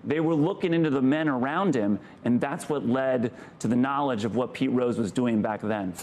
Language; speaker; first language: English; native; English